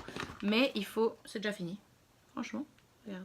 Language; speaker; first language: French; native; French